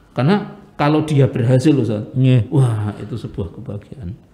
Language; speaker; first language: Indonesian; native; Indonesian